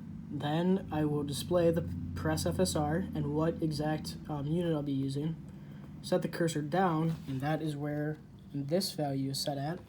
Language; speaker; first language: English; native; English